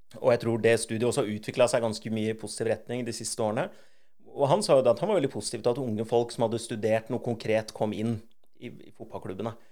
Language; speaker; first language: Norwegian; native; Norwegian